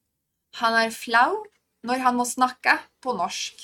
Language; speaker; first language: Norwegian; non-native, fluent; Polish